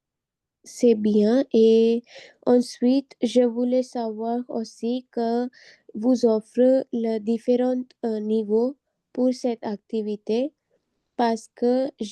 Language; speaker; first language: French; non-native, learner; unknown